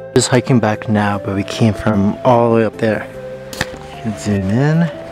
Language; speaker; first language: English; native; English